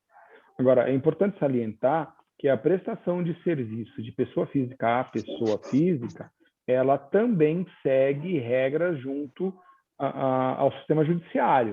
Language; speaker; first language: Portuguese; native; Portuguese